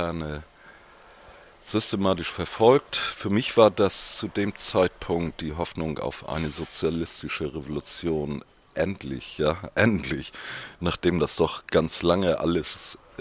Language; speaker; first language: German; native; German